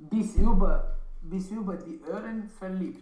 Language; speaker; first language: German; non-native, learner; Romanian